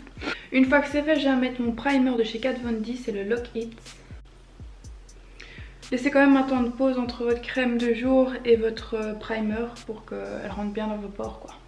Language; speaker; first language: French; native; French